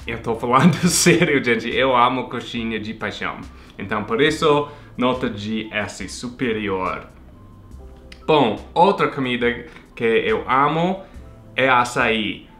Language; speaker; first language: Portuguese; non-native, fluent; English